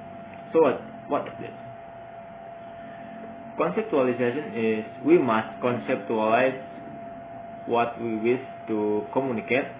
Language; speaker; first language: English; non-native, learner; Indonesian